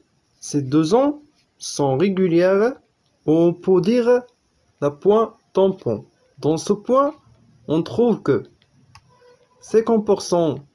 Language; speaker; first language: French; non-native, local second language; Arabic